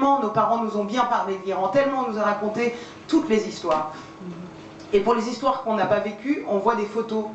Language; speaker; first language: French; early bilingual, other home language; Persian